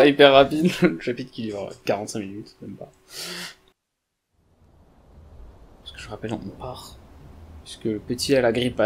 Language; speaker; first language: French; native; French